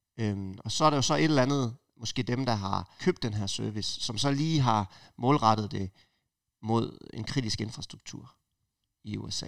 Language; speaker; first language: Danish; native; Danish